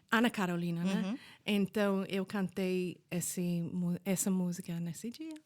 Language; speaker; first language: Portuguese; non-native, fluent; English